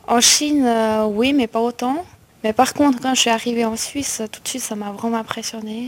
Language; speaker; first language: French; non-native, fluent; Chinese